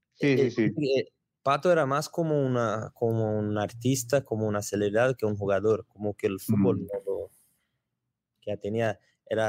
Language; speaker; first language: Spanish; non-native, learner; Portuguese